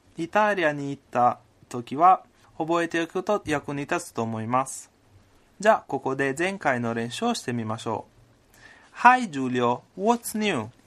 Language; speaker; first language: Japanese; non-native, fluent; Italian